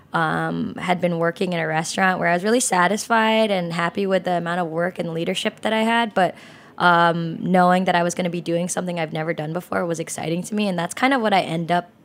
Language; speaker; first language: English; native; English